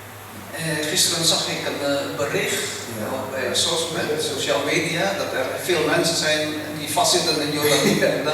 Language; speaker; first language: Dutch; early bilingual, other home language; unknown